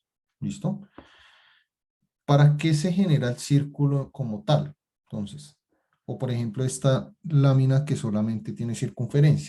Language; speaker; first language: Spanish; native; Spanish